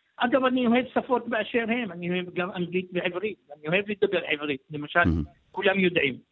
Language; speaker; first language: Hebrew; non-native, local second language; Arabic